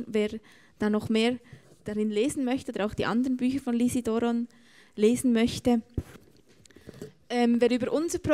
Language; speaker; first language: German; native; German